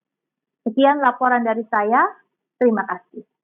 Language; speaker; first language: Indonesian; native; Indonesian